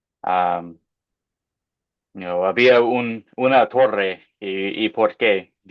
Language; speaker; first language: Spanish; non-native, fluent; English